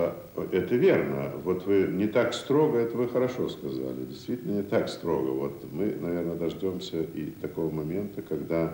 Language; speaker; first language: Russian; native; Russian